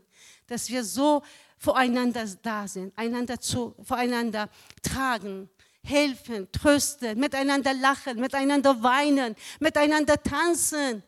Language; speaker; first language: German; non-native, fluent; Persian